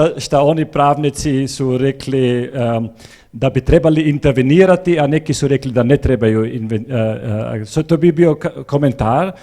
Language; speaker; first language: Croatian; non-native, fluent; German